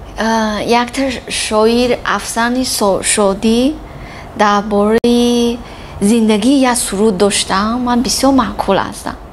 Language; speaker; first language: Tajik; non-native, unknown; Chinese